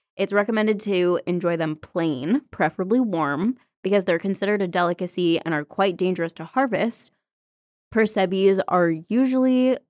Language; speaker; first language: English; native; English